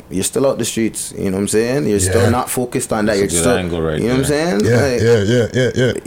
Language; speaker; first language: English; native; English